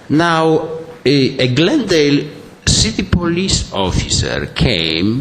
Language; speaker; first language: English; non-native, fluent; Polish